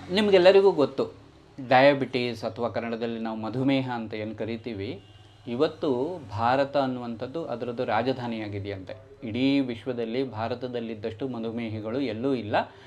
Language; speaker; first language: Kannada; native; Kannada